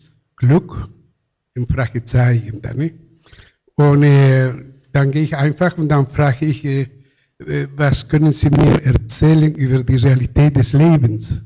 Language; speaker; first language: German; non-native, fluent; Spanish